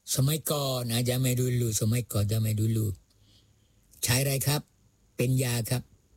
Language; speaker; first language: Thai; non-native, local second language; Malay